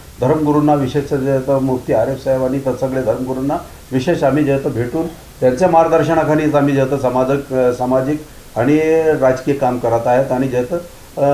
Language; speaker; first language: Marathi; non-native, local second language; Urdu